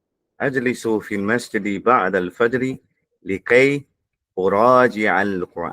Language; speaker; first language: Arabic; non-native, learner; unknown